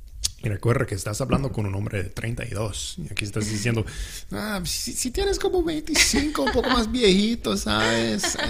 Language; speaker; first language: Spanish; non-native, local second language; English